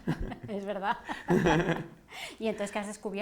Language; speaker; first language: Spanish; native; Spanish